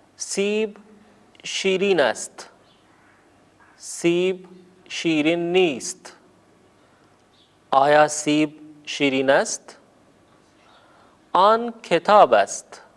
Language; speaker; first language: Persian; non-native, fluent; Urdu